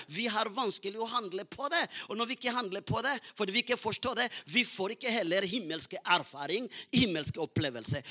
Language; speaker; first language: Norwegian; non-native, fluent; Rundi